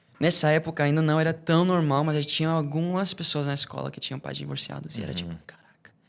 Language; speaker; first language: Portuguese; non-native, fluent; English